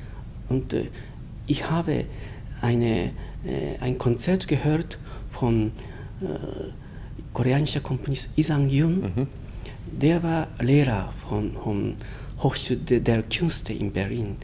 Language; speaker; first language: German; non-native, learner; Japanese